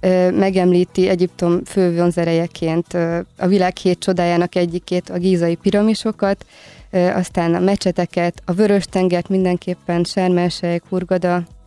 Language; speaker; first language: Hungarian; native; Hungarian